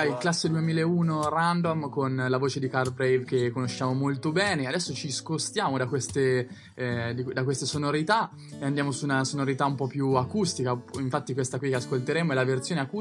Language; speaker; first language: Italian; native; Italian